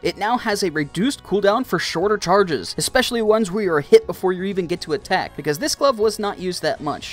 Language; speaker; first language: English; native; English